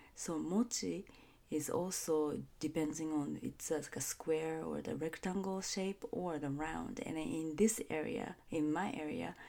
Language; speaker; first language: English; non-native, fluent; Japanese